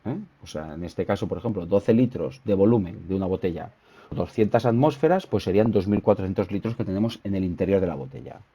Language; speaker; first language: Spanish; native; Spanish